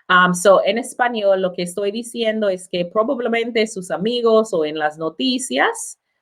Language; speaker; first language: Spanish; non-native, learner; English